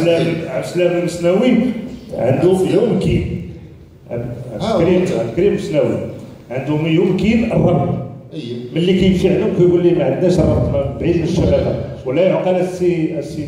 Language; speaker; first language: Arabic; native; Arabic